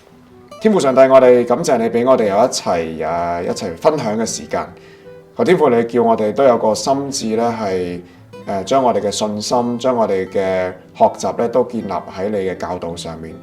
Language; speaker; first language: Cantonese; native; Cantonese